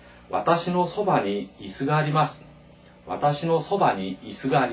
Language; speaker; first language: Japanese; non-native, fluent; Korean